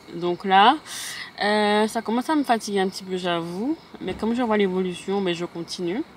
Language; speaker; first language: French; native; French